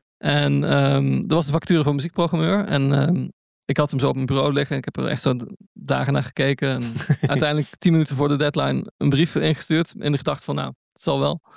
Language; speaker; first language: Dutch; native; Dutch